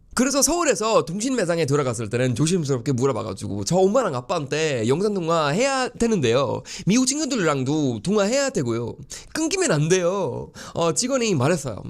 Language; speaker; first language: Korean; non-native, fluent; Swedish